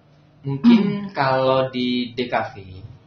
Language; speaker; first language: Indonesian; native; Indonesian